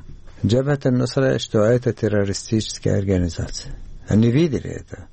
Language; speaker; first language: Russian; non-native, learner; Arabic